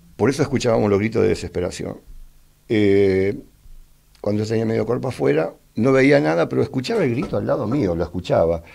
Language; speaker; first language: Spanish; native; Spanish